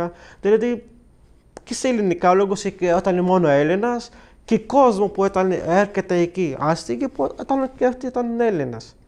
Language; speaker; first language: Greek; non-native, fluent; Arabic